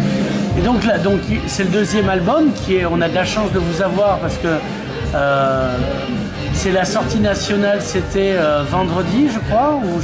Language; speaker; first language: French; native; French